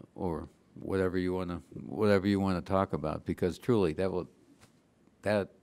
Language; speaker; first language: English; native; English